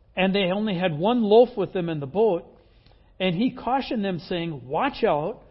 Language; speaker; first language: English; native; English